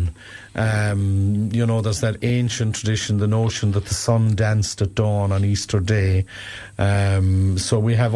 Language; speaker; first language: English; native; English